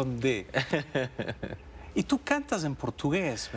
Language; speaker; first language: Spanish; native; Spanish